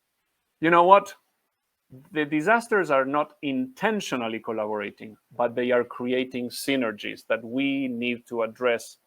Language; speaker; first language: English; non-native, fluent; Spanish